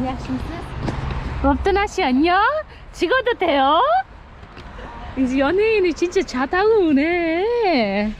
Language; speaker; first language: Korean; non-native, fluent; Uzbek